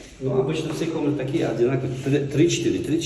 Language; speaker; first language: Russian; non-native, local second language; Uzbek